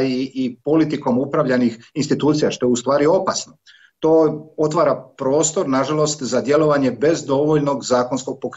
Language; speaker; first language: Serbian; native; Serbian